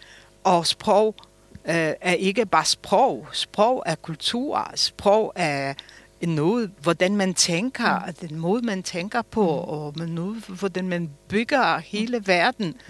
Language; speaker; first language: Danish; non-native, fluent; Polish